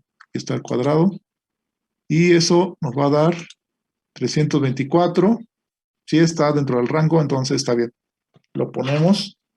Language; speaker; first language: Spanish; native; Spanish